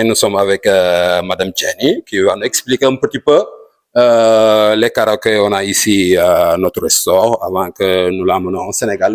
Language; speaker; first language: French; non-native, local second language; Wolof